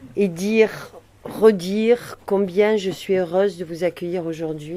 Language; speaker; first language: French; native; French